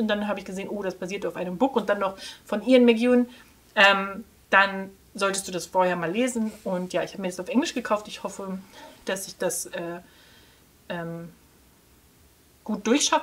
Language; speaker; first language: German; native; German